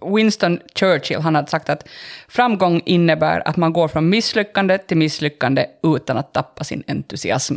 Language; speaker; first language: Swedish; native; Swedish